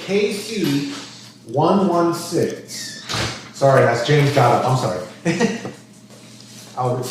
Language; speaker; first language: English; native; English